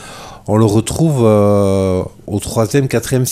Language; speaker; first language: French; native; French